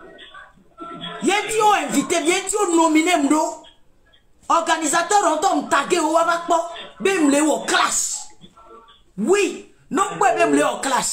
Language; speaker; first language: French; native; French